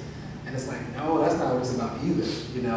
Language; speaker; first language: English; native; English